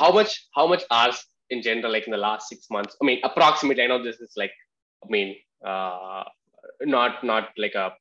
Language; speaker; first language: English; non-native, local second language; Malayalam